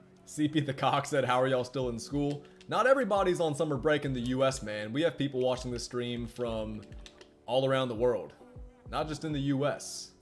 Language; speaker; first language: English; native; English